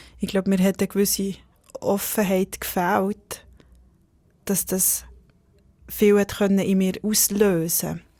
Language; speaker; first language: German; native; German